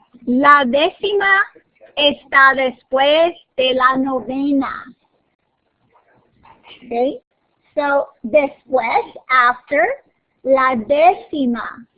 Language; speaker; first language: Spanish; non-native, fluent; English